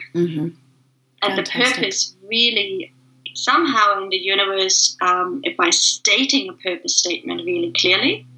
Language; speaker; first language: English; non-native, fluent; German